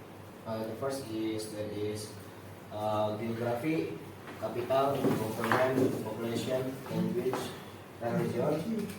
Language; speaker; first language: English; non-native, learner; Indonesian